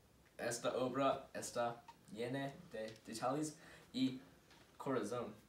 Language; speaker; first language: Spanish; non-native, learner; English